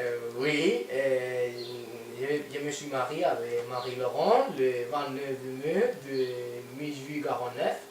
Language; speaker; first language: French; non-native, learner; Spanish